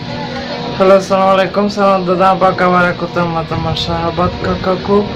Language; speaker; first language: Indonesian; non-native, learner; Bangla